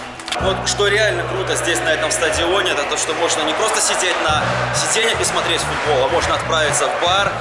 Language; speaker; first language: Russian; native; Russian